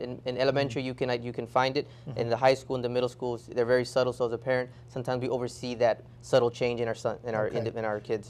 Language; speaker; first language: English; early bilingual, other home language; Spanish